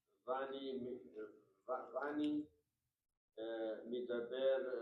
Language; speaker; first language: Hebrew; non-native, learner; English